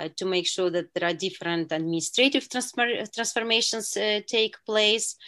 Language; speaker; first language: English; non-native, fluent; Uzbek